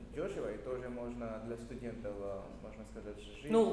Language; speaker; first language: Russian; non-native, learner; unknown